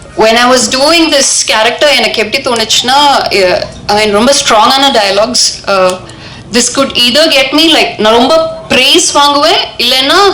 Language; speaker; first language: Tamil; non-native, local second language; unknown